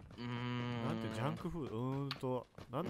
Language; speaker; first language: Japanese; native; Japanese